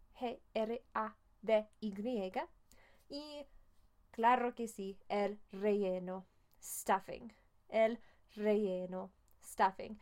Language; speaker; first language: Spanish; non-native, fluent; English